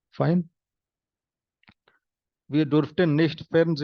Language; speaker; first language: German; non-native, fluent; Hindi